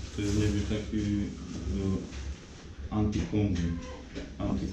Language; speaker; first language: Polish; early bilingual, heritage; Polish